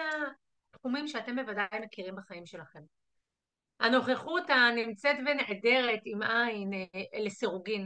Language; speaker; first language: Hebrew; native; Hebrew